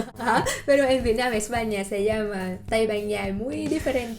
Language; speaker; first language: Spanish; non-native, learner; Vietnamese